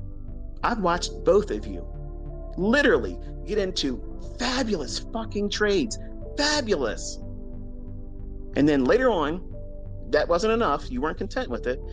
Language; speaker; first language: English; native; English